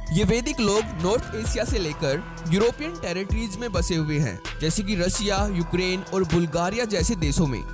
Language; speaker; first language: Hindi; native; Hindi